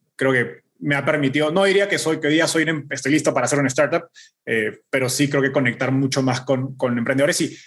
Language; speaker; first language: Spanish; native; Spanish